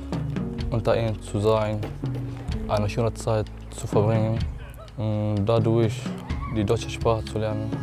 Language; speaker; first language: German; non-native, learner; Arabic